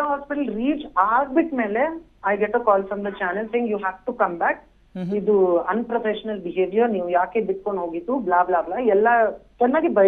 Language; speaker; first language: Kannada; non-native, learner; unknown